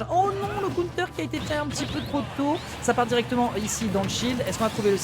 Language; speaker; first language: French; native; French